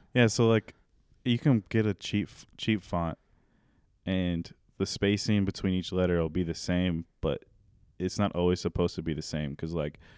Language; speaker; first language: English; native; English